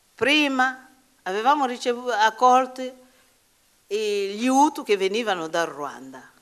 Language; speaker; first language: Italian; non-native, fluent; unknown